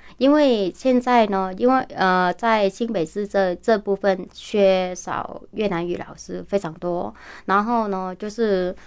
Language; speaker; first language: Chinese; non-native, fluent; Vietnamese